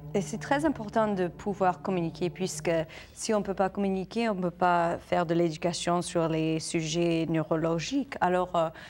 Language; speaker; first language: French; non-native, fluent; English